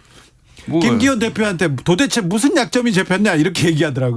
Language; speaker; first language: Korean; native; Korean